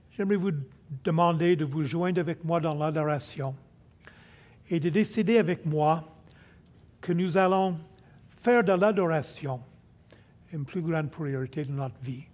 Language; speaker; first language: French; non-native, local second language; English